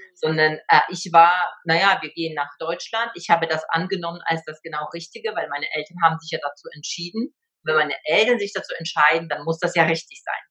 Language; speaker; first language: German; early bilingual, other home language; Polish